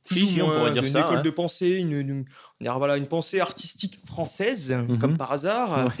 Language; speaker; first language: French; native; French